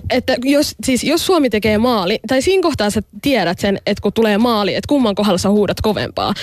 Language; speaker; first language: Finnish; early bilingual, other home language; Somali